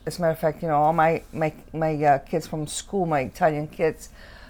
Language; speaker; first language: English; early bilingual, other home language; Italian